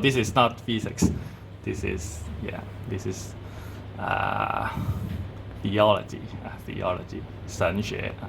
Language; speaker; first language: English; non-native, fluent; Chinese